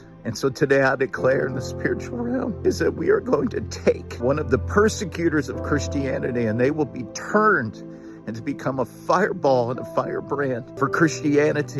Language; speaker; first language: English; native; English